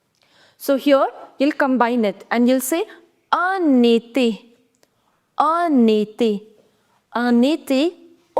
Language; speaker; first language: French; non-native, fluent; Hindi